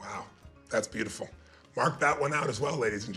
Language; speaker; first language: English; native; English